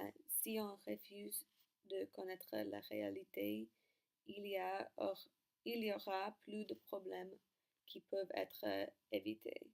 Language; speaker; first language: French; non-native, learner; English